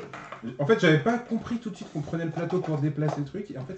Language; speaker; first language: French; native; French